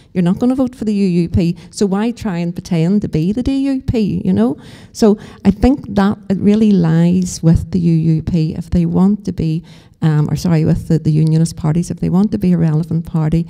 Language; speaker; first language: English; native; English